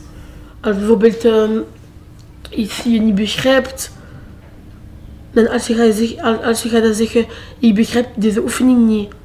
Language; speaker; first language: Dutch; non-native, local second language; French